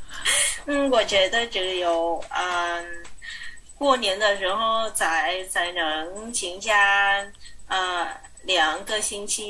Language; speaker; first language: Chinese; non-native, fluent; Vietnamese